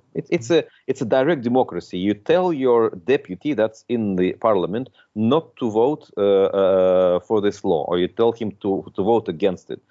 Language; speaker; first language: English; non-native, fluent; Russian